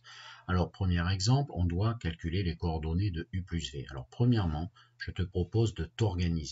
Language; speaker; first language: French; native; French